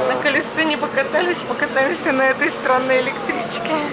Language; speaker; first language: Russian; native; Russian